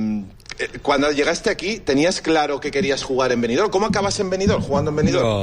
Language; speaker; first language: Spanish; native; Spanish